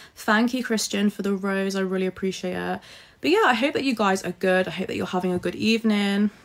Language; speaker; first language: English; native; English